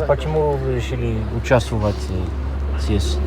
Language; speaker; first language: Russian; non-native, fluent; Dutch